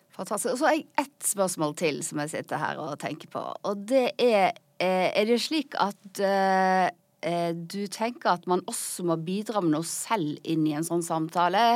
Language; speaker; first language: Norwegian; native; Norwegian